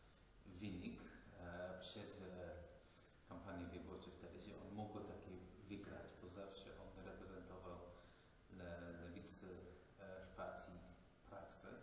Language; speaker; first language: Polish; non-native, fluent; English